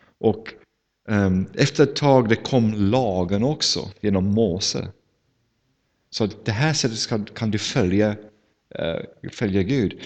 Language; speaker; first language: Swedish; non-native, fluent; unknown